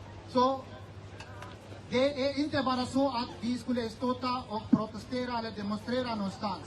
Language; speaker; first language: Swedish; non-native, fluent; Urdu